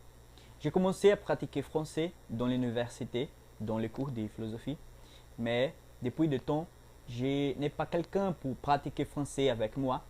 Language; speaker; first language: French; non-native, learner; Portuguese